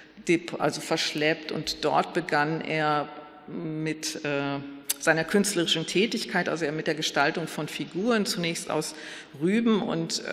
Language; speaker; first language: German; native; German